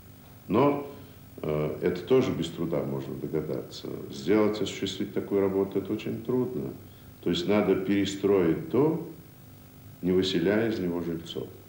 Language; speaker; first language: Russian; native; Russian